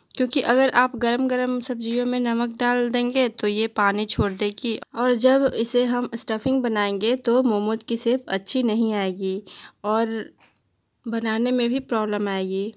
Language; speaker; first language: Hindi; native; Hindi